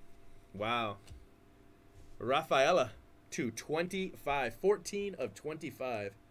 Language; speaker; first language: English; native; English